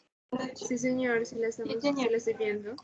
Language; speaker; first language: Spanish; native; Spanish